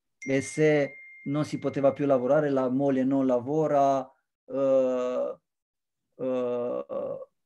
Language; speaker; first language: Italian; non-native, fluent; Romanian